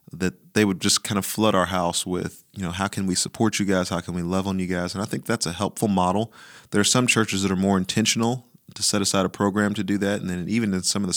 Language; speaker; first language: English; native; English